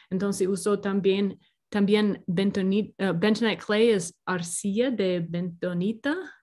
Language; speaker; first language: Spanish; non-native, learner; English